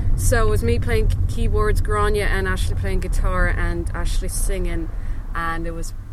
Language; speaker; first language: English; native; English